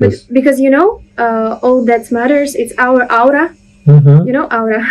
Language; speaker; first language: English; non-native, learner; Russian